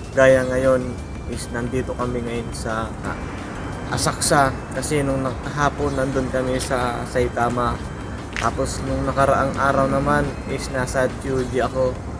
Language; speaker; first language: Filipino; native; Filipino